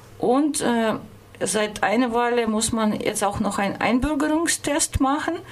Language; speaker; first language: German; non-native, fluent; Russian